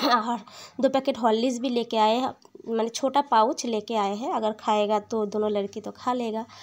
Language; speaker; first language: Hindi; non-native, local second language; Bangla